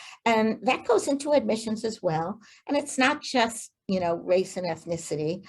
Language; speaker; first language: English; native; English